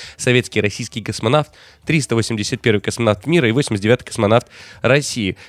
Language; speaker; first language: Russian; native; Russian